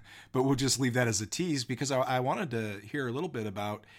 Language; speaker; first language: English; native; English